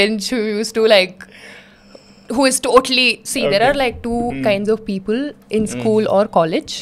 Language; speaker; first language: English; non-native, local second language; Kannada